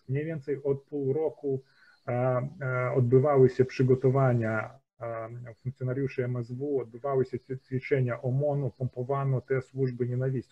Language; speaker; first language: Polish; early bilingual, heritage; Polish